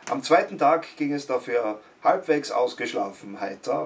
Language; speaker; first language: German; native; German